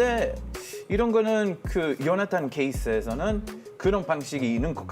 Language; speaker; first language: Korean; non-native, fluent; Hebrew